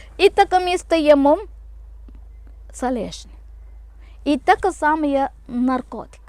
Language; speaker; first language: Ukrainian; non-native, local second language; Malayalam